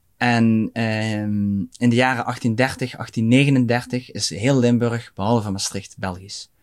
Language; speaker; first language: Dutch; native; Dutch